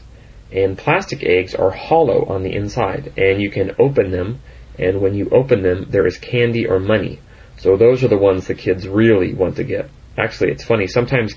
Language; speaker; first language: English; native; English